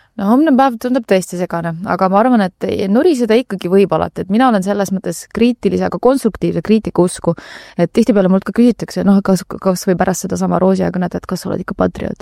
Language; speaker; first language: Estonian; non-native, local second language; Russian